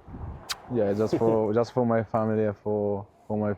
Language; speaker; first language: English; non-native, learner; Italian